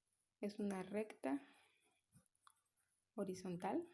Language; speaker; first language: Spanish; native; Spanish